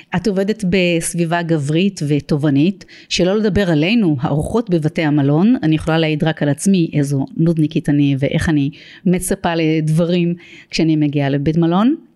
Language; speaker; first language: Hebrew; native; Hebrew